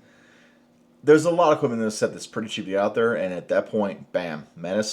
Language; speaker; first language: English; native; English